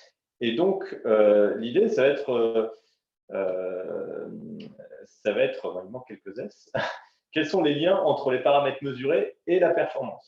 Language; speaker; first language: French; native; French